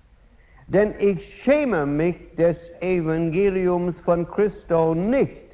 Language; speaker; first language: German; non-native, fluent; English